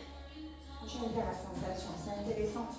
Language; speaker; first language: French; native; French